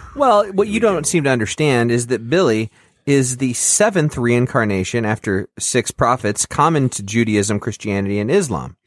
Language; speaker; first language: English; native; English